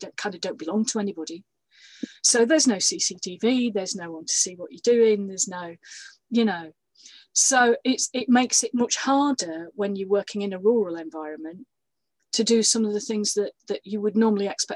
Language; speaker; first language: English; native; English